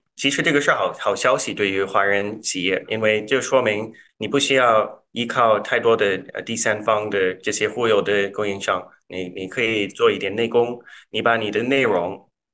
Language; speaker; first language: Chinese; non-native, fluent; English